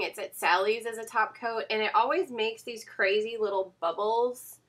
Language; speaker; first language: English; native; English